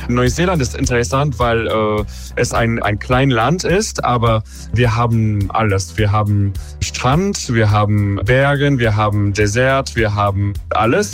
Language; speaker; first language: German; non-native, learner; English